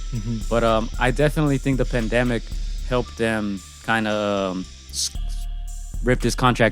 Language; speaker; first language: English; native; English